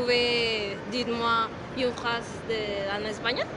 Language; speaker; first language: French; non-native, learner; Spanish